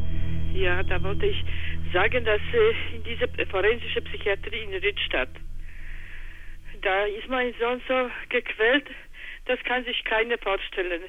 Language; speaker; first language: German; non-native, learner; Polish